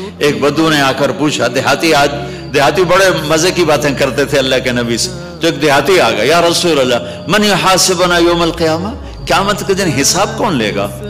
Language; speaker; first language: Urdu; non-native, local second language; Punjabi